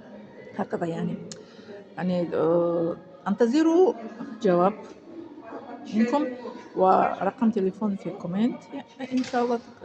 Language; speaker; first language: Arabic; non-native, fluent; Tajik